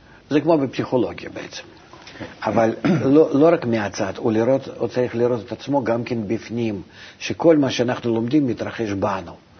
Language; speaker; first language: Hebrew; non-native, fluent; Russian